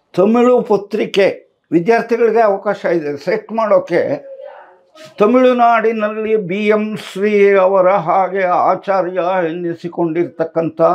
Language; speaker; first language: Kannada; non-native, local second language; Tamil